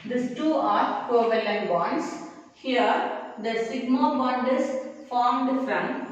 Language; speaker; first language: English; non-native, local second language; Tamil